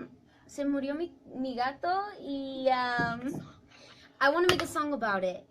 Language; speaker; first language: Spanish; early bilingual, heritage; English